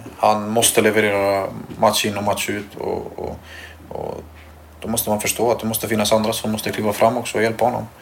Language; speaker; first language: Swedish; early bilingual, other home language; Albanian